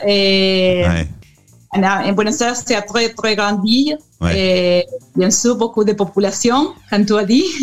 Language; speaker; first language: French; non-native, learner; Spanish